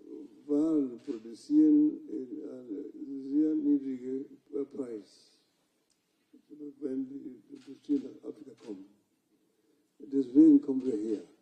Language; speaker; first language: German; non-native, fluent; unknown